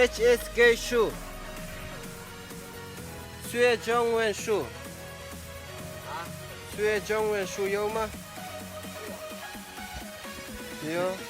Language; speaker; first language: Chinese; non-native, learner; Turkmen